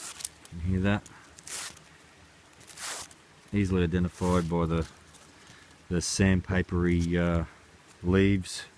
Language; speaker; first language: English; native; English